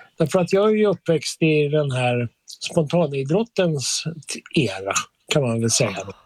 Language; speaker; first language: Swedish; native; Swedish